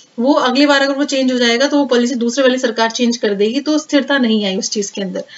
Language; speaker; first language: Hindi; native; Hindi